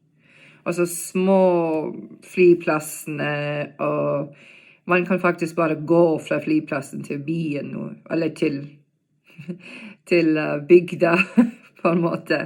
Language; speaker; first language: Norwegian; non-native, fluent; English